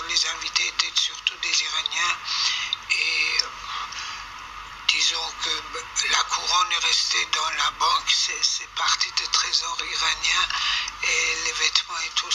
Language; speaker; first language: French; non-native, fluent; Persian